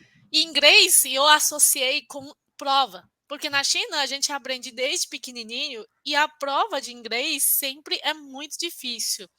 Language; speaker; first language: Portuguese; non-native, fluent; Chinese